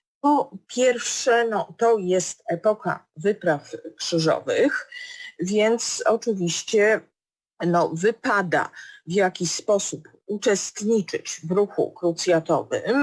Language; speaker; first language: Polish; native; Polish